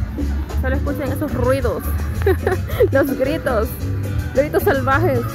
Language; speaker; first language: Spanish; native; Spanish